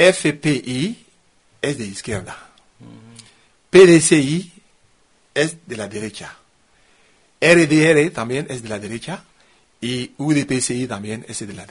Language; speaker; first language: Spanish; non-native, fluent; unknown